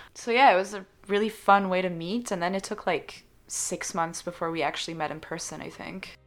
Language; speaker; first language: English; non-native, fluent; French